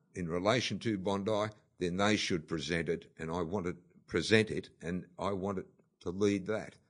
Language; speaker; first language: English; native; English